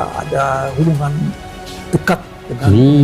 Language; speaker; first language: Indonesian; non-native, fluent; Dutch